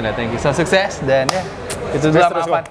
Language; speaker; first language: Indonesian; native; Indonesian